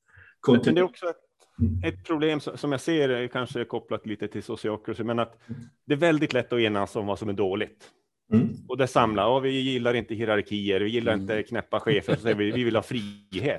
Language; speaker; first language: Swedish; native; Swedish